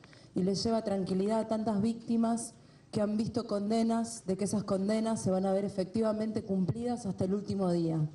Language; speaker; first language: Spanish; native; Spanish